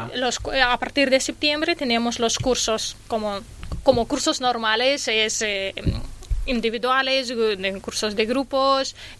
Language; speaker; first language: Spanish; non-native, learner; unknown